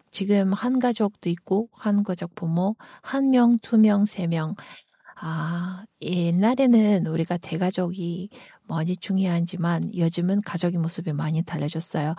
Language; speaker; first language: Korean; non-native, fluent; Kyrgyz